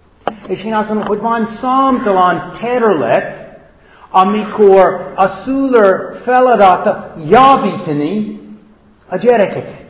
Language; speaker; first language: Hungarian; non-native, fluent; English